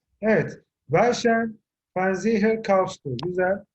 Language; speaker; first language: German; non-native, fluent; Turkish